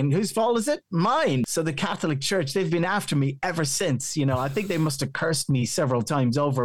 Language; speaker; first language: English; native; English